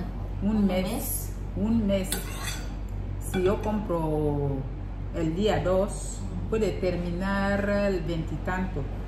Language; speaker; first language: Spanish; non-native, learner; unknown